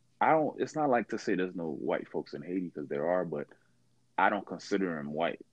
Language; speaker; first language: English; early bilingual, other home language; Haitian Creole